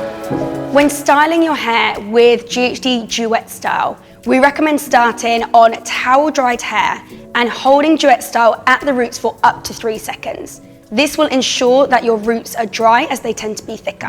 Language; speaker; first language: English; native; English